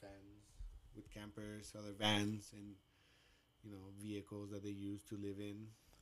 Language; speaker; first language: English; non-native, fluent; Spanish